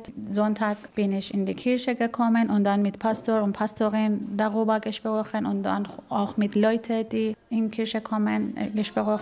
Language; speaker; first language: German; non-native, learner; Persian